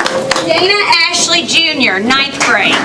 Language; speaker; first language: English; native; English